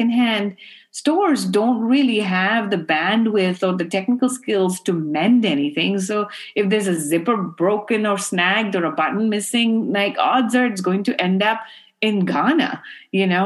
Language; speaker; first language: English; non-native, local second language; Urdu